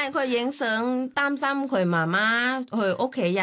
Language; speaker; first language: Cantonese; non-native, learner; Thai